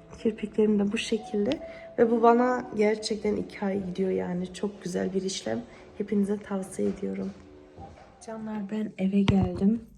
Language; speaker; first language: Turkish; early bilingual, heritage; Turkish